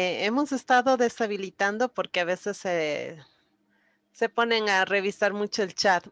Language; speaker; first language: Spanish; native; Spanish